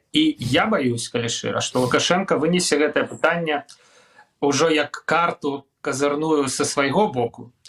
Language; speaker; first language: Belarusian; non-native, local second language; Russian